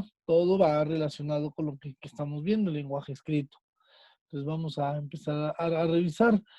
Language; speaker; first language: Spanish; native; Spanish